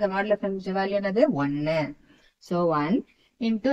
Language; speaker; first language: Tamil; native; Tamil